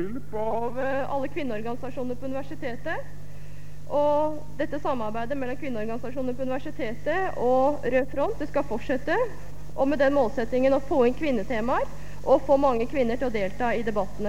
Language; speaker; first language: Norwegian; native; Norwegian